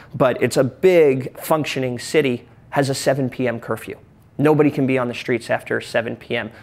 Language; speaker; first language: English; native; English